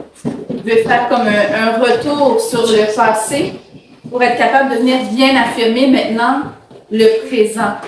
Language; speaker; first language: French; native; French